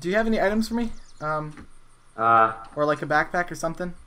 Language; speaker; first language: English; native; English